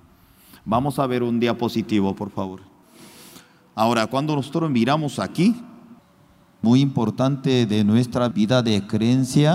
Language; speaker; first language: Spanish; non-native, fluent; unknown